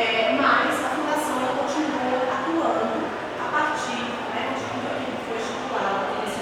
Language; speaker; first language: Portuguese; native; Portuguese